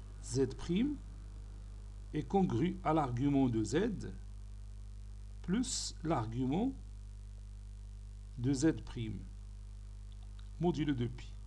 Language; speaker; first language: French; non-native, local second language; Arabic